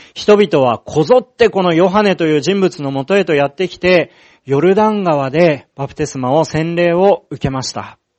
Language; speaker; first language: Japanese; native; Japanese